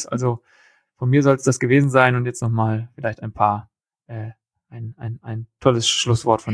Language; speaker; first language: German; native; German